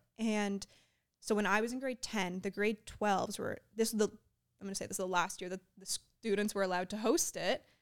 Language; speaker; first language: English; native; English